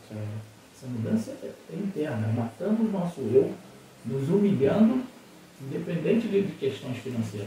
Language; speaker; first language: Portuguese; native; Portuguese